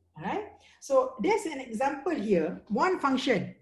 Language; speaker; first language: English; non-native, local second language; Malay